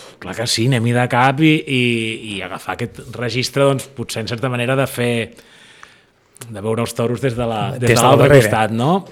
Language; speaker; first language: Catalan; native; Catalan